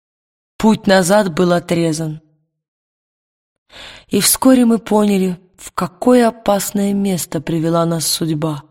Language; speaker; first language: Russian; native; Russian